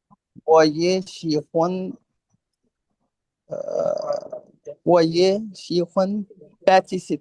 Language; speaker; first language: Chinese; non-native, learner; Urdu